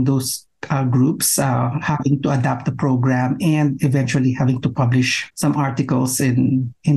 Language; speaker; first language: English; non-native, local second language; Filipino